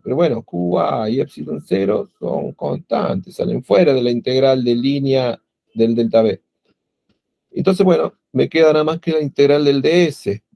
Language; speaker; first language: Spanish; native; Spanish